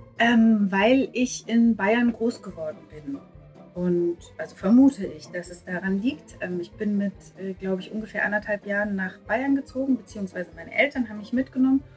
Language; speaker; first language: German; native; German